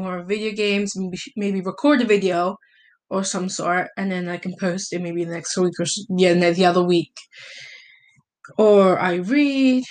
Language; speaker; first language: English; early bilingual, other home language; Italian